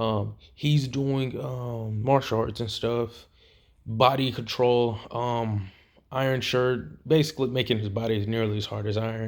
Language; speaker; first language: English; native; English